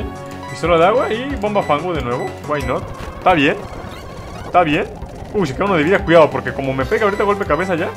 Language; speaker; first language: Spanish; native; Spanish